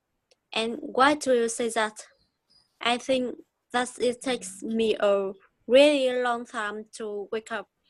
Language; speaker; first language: English; non-native, learner; Vietnamese